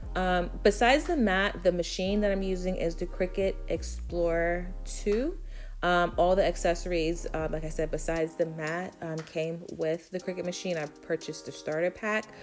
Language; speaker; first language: English; native; English